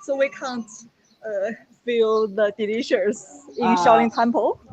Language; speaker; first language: English; non-native, learner; Chinese